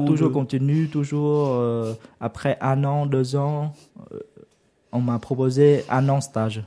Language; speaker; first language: French; non-native, learner; Vietnamese